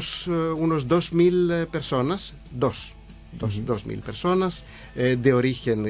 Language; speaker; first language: Spanish; non-native, learner; Greek